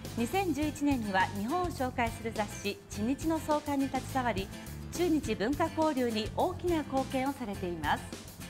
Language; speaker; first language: Japanese; native; Japanese